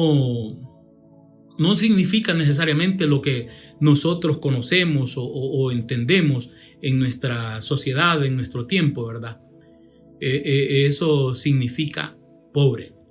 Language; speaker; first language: Spanish; native; Spanish